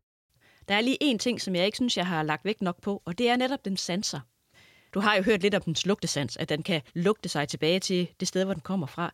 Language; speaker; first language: Danish; native; Danish